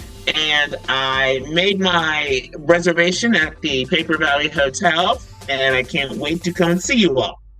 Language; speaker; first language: English; native; English